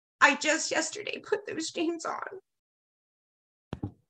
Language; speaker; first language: English; native; English